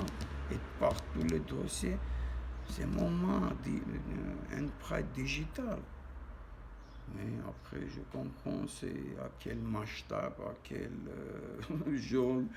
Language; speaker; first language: French; non-native, learner; Armenian